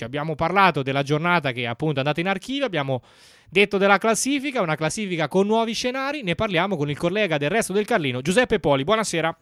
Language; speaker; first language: Italian; native; Italian